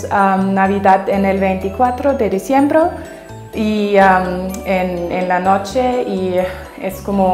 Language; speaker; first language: Spanish; non-native, learner; German